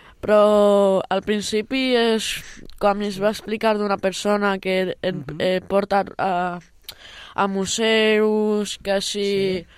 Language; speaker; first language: Catalan; non-native, local second language; Spanish